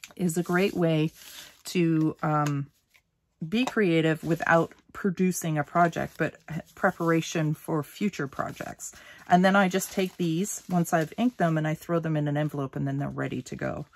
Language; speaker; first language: English; native; English